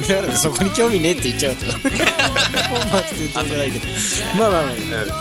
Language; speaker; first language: Japanese; native; Japanese